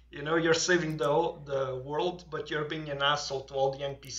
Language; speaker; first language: English; non-native, fluent; Portuguese